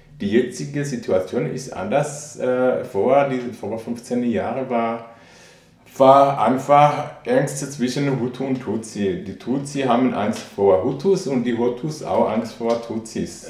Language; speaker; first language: German; non-native, fluent; Rundi